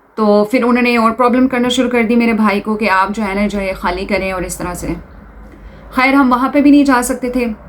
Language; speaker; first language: Urdu; native; Urdu